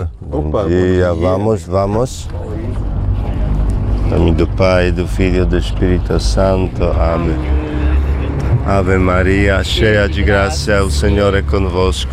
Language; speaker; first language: Portuguese; non-native, learner; Polish